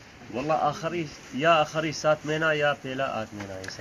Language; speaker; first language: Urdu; non-native, learner; Arabic